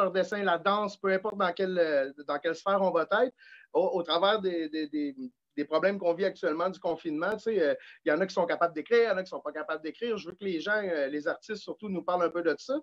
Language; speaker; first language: French; native; French